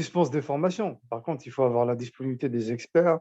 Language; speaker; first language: French; non-native, local second language; Arabic